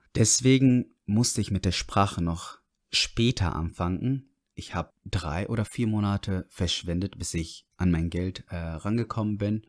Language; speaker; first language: German; non-native, fluent; Arabic